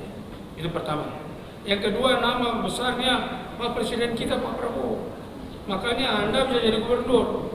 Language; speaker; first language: Indonesian; non-native, local second language; Tetum